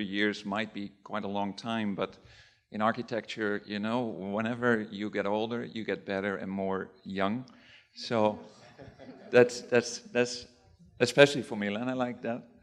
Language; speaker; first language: English; non-native, fluent; Dutch